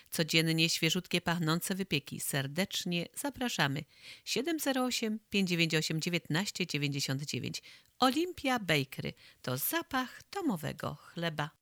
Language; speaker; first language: Polish; native; Polish